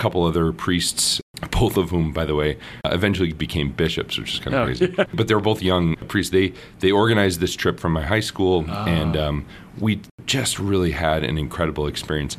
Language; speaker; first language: English; native; English